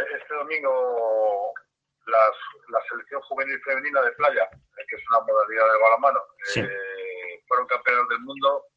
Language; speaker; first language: Spanish; native; Spanish